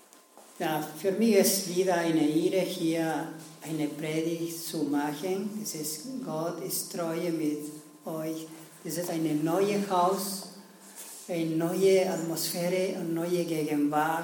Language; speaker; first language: German; non-native, learner; Spanish